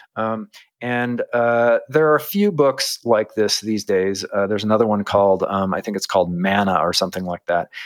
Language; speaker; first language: English; native; English